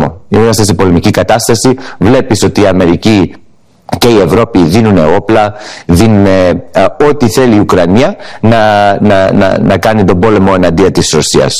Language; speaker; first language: Greek; early bilingual, heritage; English